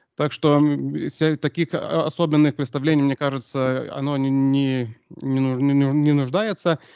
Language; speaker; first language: Russian; non-native, local second language; Lithuanian